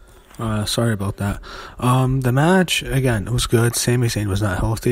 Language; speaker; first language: English; native; English